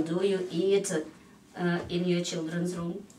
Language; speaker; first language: English; non-native, fluent; Russian